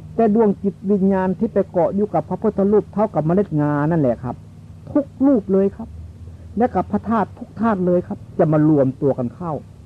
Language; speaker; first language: Thai; non-native, local second language; Northeastern Thai